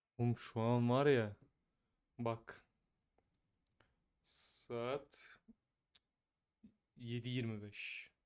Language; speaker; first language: Turkish; native; Turkish